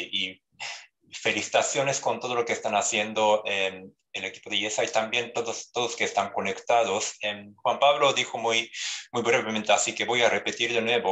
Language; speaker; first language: Spanish; non-native, fluent; Japanese